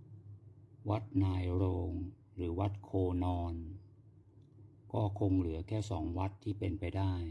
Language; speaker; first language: Thai; native; Thai